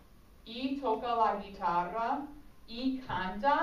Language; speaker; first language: Spanish; non-native, fluent; English